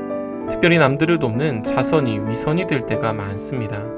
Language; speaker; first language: Korean; native; Korean